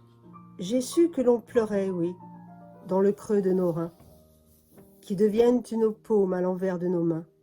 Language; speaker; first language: French; native; French